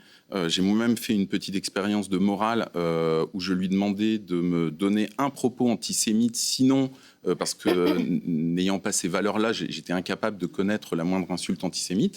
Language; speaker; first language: French; native; French